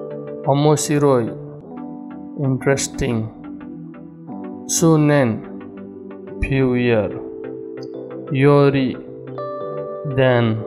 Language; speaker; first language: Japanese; non-native, learner; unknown